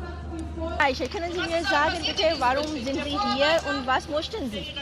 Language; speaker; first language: German; non-native, learner; Urdu